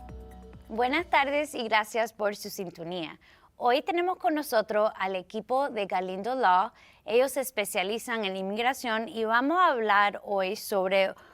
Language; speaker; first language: Spanish; early bilingual, heritage; Spanish